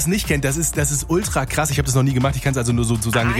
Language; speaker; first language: German; native; German